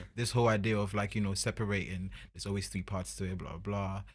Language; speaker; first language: English; non-native, local second language; Akan